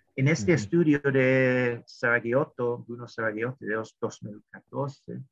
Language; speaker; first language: Spanish; non-native, fluent; English